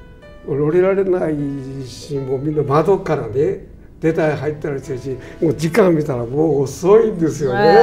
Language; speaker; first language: Japanese; native; Japanese